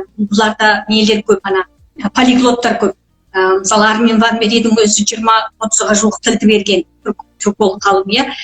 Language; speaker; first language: Kazakh; native; Kazakh